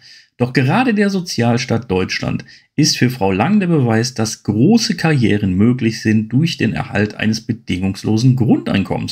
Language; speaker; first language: German; native; German